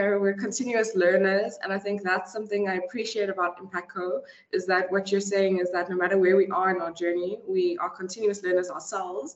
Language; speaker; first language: English; native; English